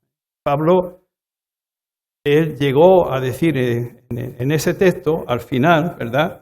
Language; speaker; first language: Spanish; native; Spanish